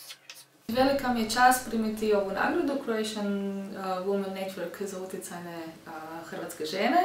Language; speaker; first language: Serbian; early bilingual, heritage; Croatian